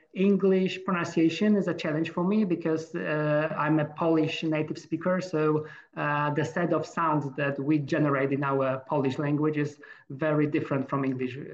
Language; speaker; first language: English; non-native, fluent; Polish